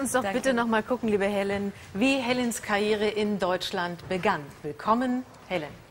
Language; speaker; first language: German; native; German